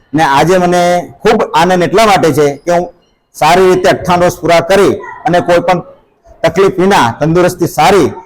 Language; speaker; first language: Gujarati; native; Gujarati